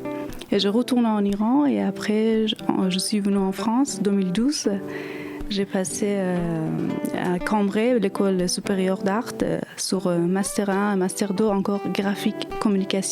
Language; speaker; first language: French; non-native, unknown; Persian